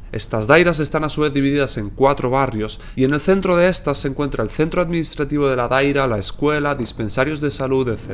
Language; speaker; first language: Spanish; native; Spanish